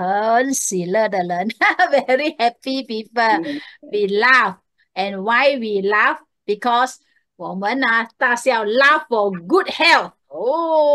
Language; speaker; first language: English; non-native, local second language; Chinese